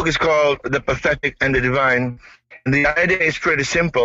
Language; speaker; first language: English; non-native, local second language; Malay